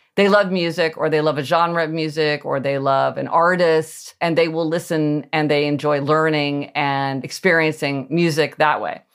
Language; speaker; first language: English; native; English